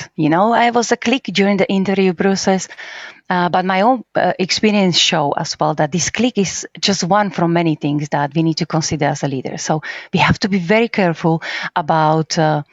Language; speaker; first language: English; non-native, fluent; Slovak